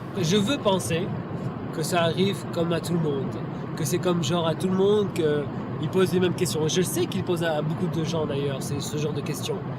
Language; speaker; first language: French; native; French